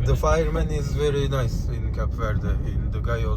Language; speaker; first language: English; non-native, learner; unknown